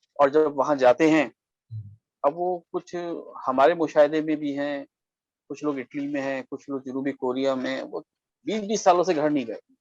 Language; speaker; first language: Urdu; native; Urdu